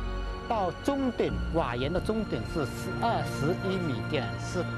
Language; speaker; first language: Chinese; native; Chinese